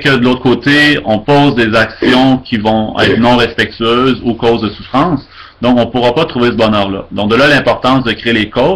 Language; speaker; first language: French; native; French